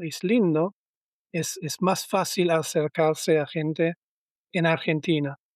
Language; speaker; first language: Spanish; non-native, learner; German